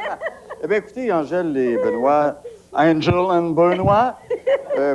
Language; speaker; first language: French; native; French